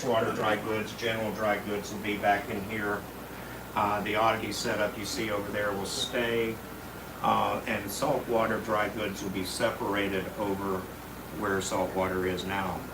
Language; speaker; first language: English; native; English